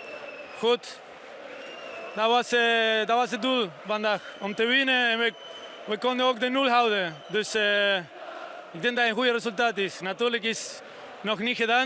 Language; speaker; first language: Dutch; non-native, fluent; Spanish